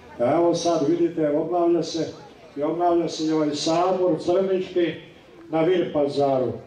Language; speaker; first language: Serbian; native; Serbian